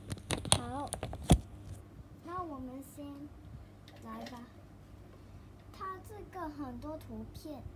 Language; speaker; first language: Chinese; non-native, learner; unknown